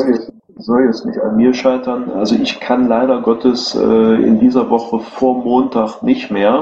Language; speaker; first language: German; native; German